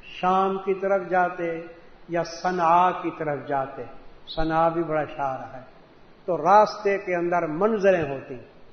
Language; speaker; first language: Urdu; non-native, local second language; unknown